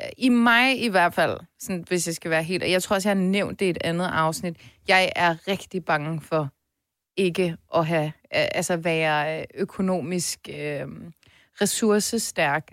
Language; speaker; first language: Danish; native; Danish